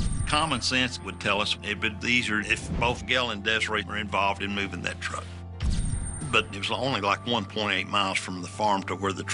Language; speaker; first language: English; native; English